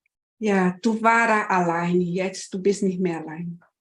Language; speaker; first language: German; non-native, learner; Portuguese